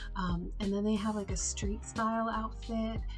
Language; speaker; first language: English; native; English